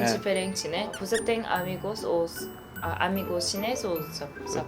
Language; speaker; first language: Portuguese; non-native, learner; Korean